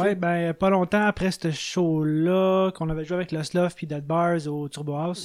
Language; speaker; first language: French; native; French